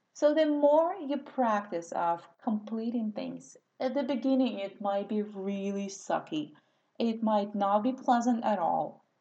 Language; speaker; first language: English; non-native, fluent; Russian